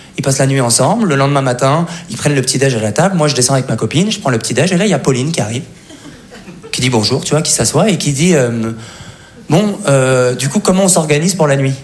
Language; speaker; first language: French; native; French